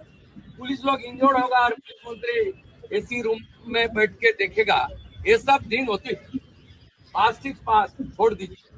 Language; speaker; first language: Hindi; non-native, local second language; Bangla